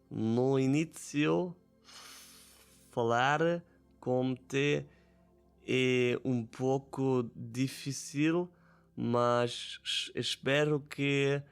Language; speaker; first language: Portuguese; non-native, learner; German